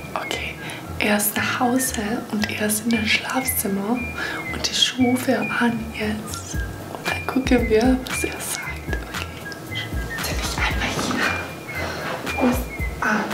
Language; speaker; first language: German; non-native, learner; English